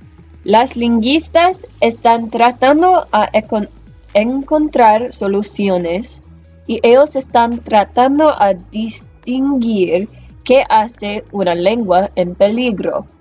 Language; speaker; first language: Spanish; non-native, learner; English